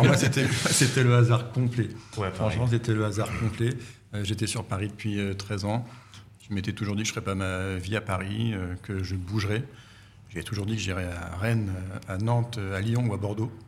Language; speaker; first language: French; native; French